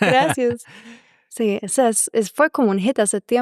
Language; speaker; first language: Spanish; non-native, fluent; German